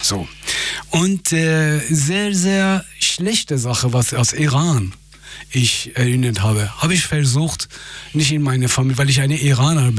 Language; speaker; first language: German; non-native, fluent; Persian